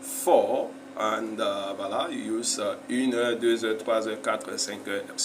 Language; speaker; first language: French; non-native, fluent; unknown